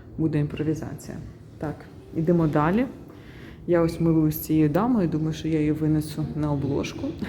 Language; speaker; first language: Ukrainian; native; Ukrainian